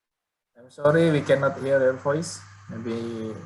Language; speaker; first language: English; non-native, learner; Indonesian